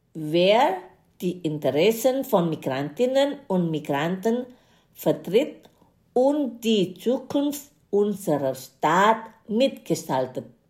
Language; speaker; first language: German; non-native, fluent; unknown